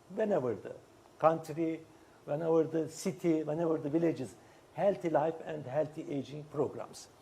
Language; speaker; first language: English; non-native, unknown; Turkish